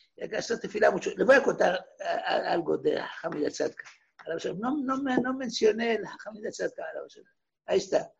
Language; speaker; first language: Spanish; non-native, fluent; Hebrew